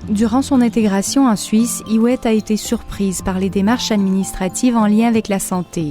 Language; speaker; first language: French; native; French